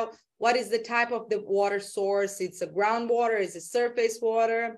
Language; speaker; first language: English; non-native, fluent; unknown